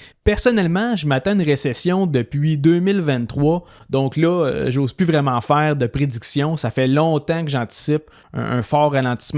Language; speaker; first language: French; native; French